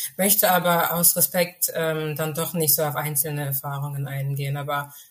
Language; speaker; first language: German; early bilingual, other home language; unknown